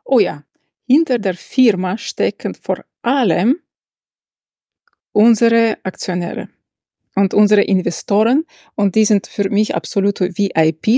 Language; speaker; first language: German; non-native, fluent; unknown